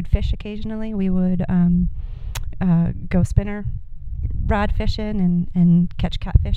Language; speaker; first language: English; native; English